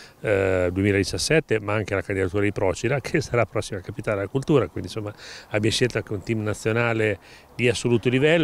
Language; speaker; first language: Italian; native; Italian